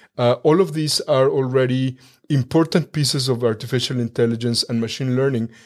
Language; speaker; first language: English; non-native, fluent; Spanish